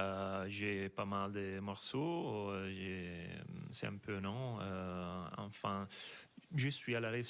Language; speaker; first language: French; non-native, fluent; Italian